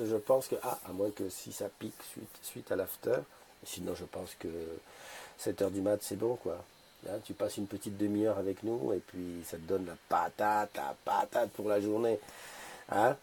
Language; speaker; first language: French; native; French